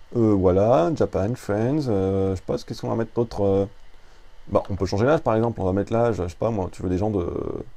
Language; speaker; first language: French; native; French